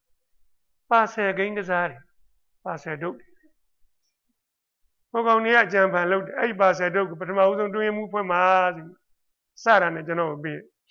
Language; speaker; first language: Burmese; native; Burmese